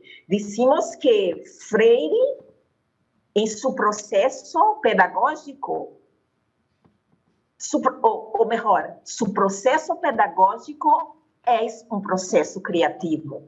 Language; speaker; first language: Spanish; non-native, fluent; Portuguese